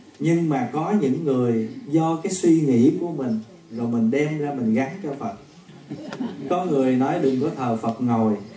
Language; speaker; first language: Vietnamese; native; Vietnamese